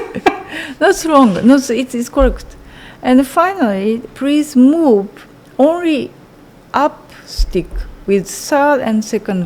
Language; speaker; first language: English; non-native, learner; Japanese